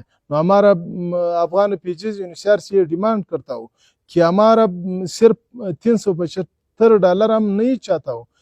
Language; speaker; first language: Hindi; non-native, fluent; Pashto